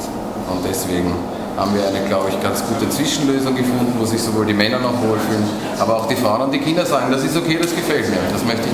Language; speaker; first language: German; native; German